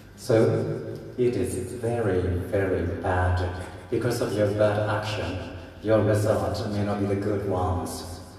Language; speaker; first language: English; non-native, fluent; Burmese